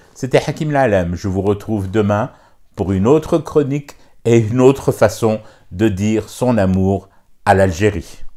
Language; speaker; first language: French; non-native, local second language; Arabic